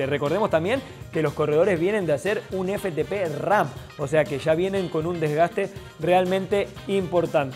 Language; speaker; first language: Spanish; native; Spanish